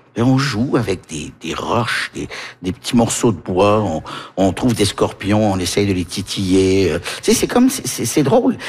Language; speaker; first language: French; native; French